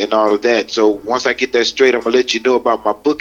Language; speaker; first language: English; native; English